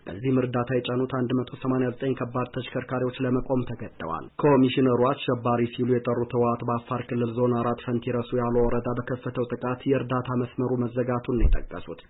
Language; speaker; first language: Amharic; native; Amharic